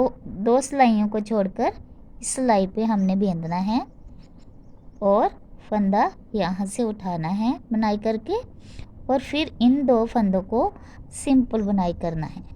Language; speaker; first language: Hindi; non-native, local second language; Punjabi